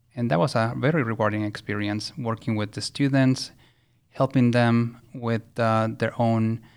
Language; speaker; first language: English; early bilingual, other home language; Spanish